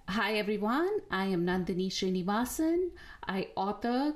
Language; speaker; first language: English; non-native, local second language; Tamil